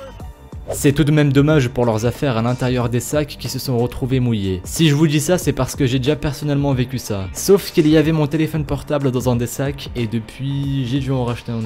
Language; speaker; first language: French; native; French